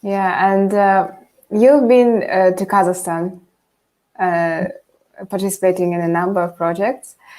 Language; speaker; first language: English; non-native, fluent; Russian